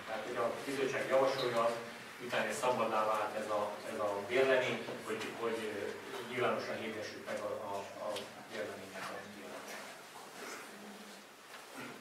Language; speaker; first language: Hungarian; native; Hungarian